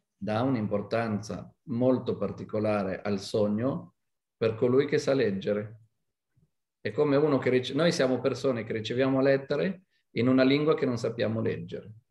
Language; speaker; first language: Italian; non-native, fluent; Hebrew